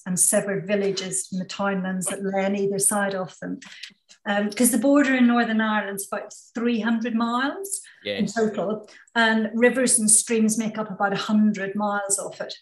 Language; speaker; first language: English; native; English